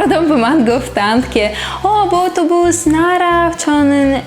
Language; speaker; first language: Persian; non-native, learner; Russian